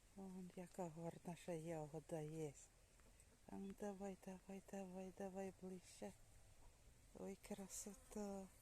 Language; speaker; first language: Ukrainian; native; Ukrainian